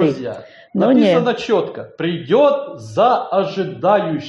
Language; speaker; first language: Polish; non-native, learner; Russian